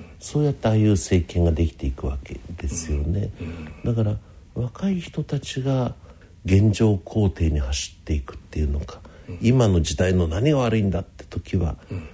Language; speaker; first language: Japanese; native; Japanese